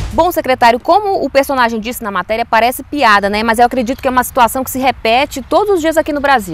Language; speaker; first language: Portuguese; native; Portuguese